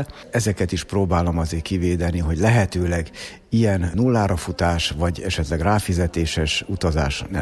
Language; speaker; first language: Hungarian; native; Hungarian